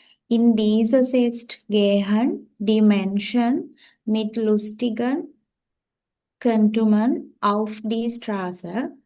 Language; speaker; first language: German; non-native, learner; Sinhala